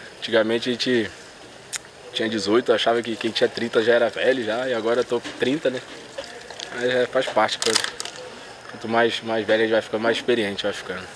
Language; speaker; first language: Portuguese; native; Portuguese